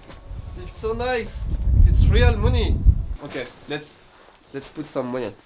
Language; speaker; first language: English; non-native, fluent; French